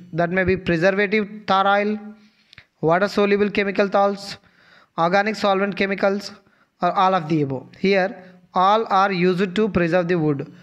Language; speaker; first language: English; non-native, local second language; Telugu